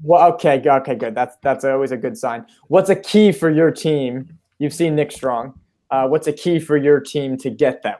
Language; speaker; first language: English; native; English